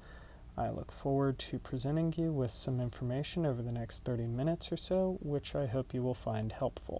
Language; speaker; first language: English; native; English